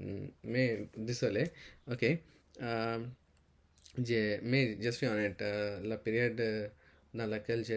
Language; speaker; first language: French; non-native, learner; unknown